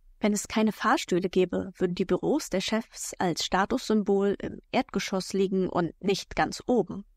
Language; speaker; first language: German; native; German